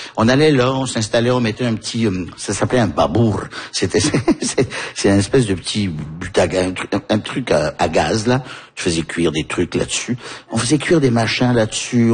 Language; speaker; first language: French; early bilingual, heritage; French